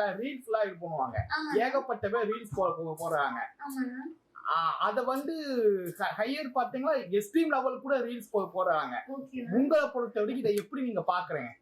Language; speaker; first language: Tamil; native; Tamil